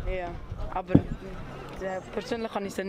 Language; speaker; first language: German; non-native, learner; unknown